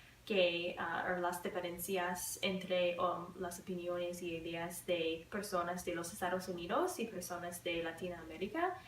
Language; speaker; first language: Spanish; non-native, learner; English